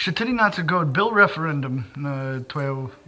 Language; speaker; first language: Russian; non-native, learner; English